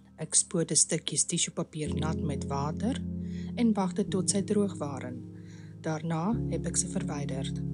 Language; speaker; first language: Dutch; native; Dutch